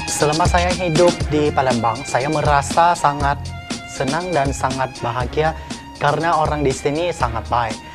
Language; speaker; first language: Indonesian; non-native, fluent; Lao